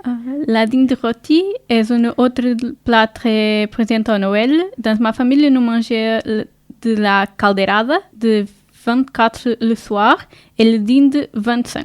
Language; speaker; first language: French; non-native, learner; Portuguese